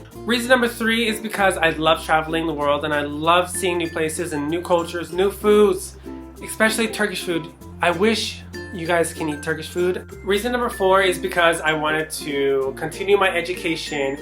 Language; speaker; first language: English; native; English